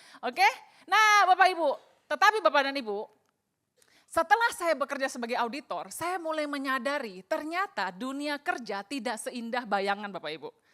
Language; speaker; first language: Indonesian; native; Indonesian